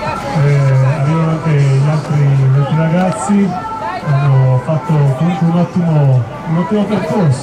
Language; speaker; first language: Italian; native; Italian